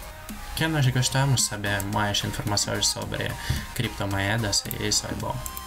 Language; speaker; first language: Portuguese; non-native, learner; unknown